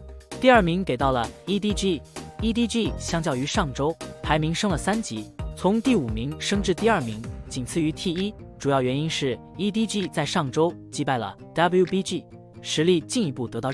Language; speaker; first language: Chinese; native; Chinese